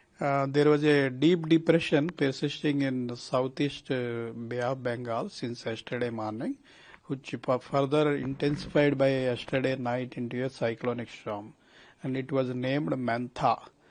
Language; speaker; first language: English; non-native, local second language; Telugu